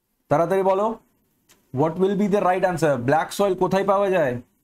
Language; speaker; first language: English; non-native, local second language; Bangla